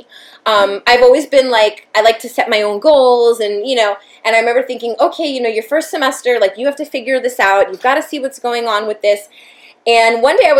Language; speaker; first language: English; native; English